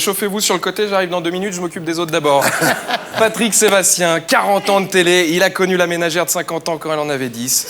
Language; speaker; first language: French; native; French